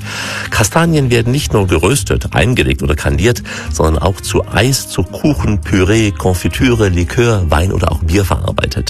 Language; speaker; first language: German; native; German